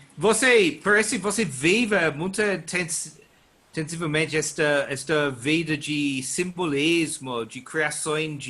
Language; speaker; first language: Portuguese; non-native, learner; English